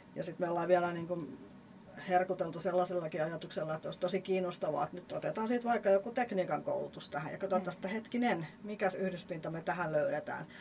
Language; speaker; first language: Finnish; native; Finnish